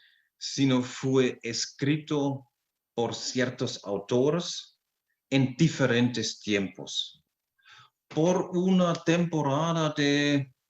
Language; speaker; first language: Spanish; non-native, fluent; German